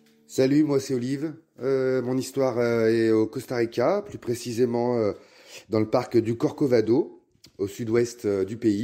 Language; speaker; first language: French; native; French